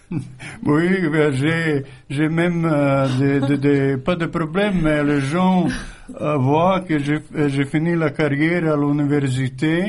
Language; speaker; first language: French; non-native, fluent; Croatian